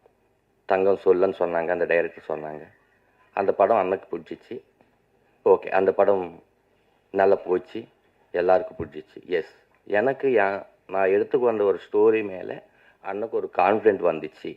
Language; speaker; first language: Tamil; non-native, learner; Telugu